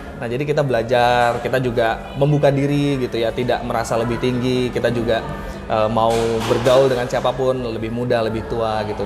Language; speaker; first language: Indonesian; native; Indonesian